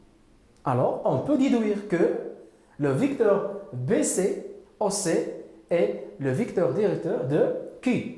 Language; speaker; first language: French; non-native, local second language; Arabic